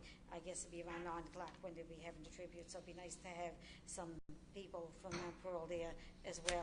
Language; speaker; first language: English; native; English